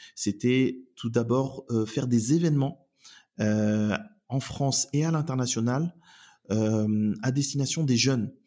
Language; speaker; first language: French; native; French